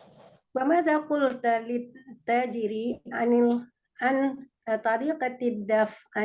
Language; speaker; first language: Arabic; non-native, learner; Indonesian